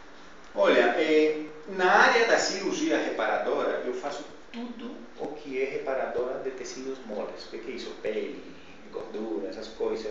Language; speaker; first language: Portuguese; non-native, fluent; Spanish